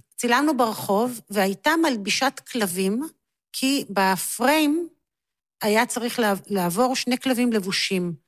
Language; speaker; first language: Hebrew; native; Hebrew